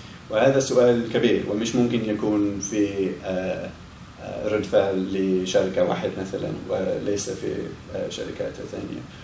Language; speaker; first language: Arabic; non-native, learner; English